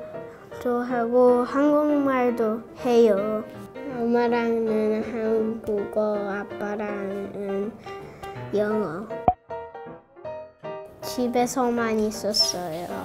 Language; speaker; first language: Korean; early bilingual, heritage; English